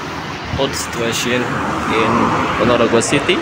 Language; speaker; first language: English; non-native, learner; Indonesian